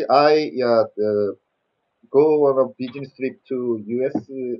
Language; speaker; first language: English; non-native, learner; Korean